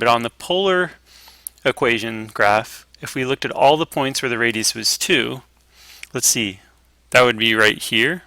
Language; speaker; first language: English; native; English